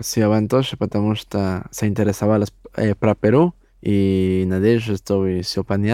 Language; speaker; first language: Russian; non-native, learner; Spanish